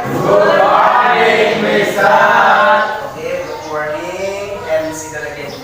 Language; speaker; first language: English; non-native, learner; Indonesian